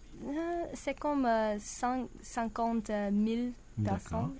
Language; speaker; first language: French; non-native, learner; English